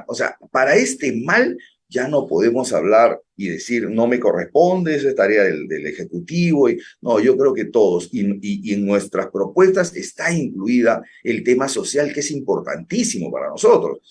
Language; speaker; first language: Spanish; native; Spanish